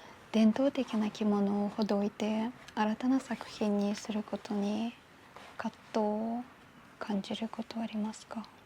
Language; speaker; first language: Japanese; non-native, fluent; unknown